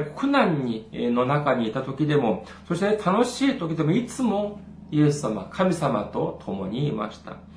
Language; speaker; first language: Japanese; non-native, fluent; Korean